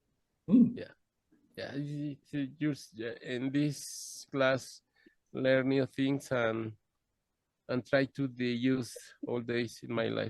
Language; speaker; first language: English; non-native, learner; Spanish